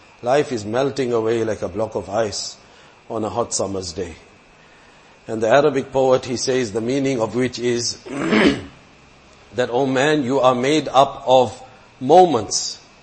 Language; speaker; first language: English; native; English